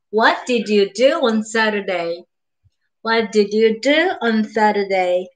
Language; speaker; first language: English; non-native, learner; Japanese